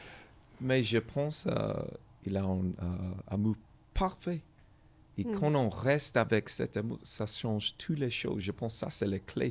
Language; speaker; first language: French; non-native, learner; English